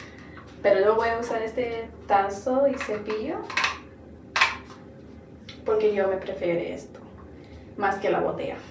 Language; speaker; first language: Spanish; non-native, learner; English